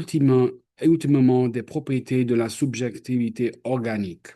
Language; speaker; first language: French; non-native, fluent; English